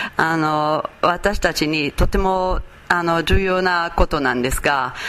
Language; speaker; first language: Japanese; non-native, fluent; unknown